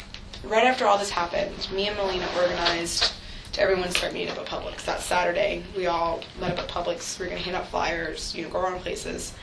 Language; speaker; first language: English; native; English